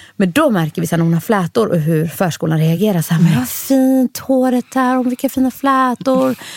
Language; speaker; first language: Swedish; native; Swedish